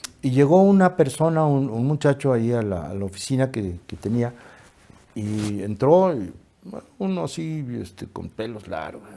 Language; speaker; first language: Spanish; native; Spanish